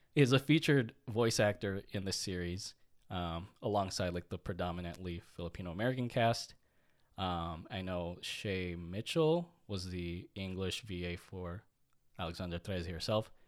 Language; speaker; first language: English; early bilingual, other home language; Filipino